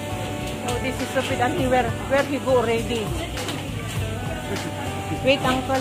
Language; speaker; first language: English; non-native, learner; Filipino